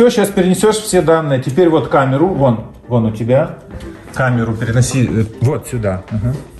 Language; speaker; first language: Russian; native; Russian